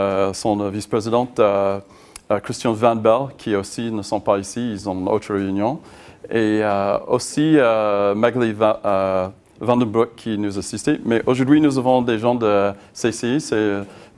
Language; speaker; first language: French; non-native, learner; English